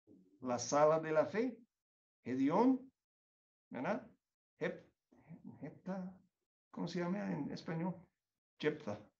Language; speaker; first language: Spanish; non-native, fluent; English